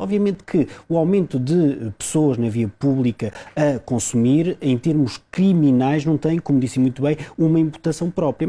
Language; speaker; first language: Portuguese; native; Portuguese